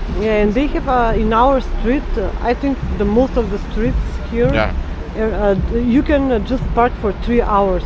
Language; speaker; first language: English; non-native, learner; Russian